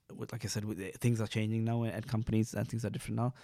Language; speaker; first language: English; non-native, local second language; Sinhala